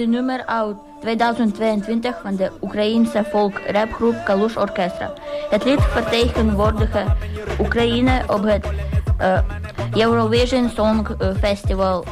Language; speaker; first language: Dutch; early bilingual, other home language; Ukrainian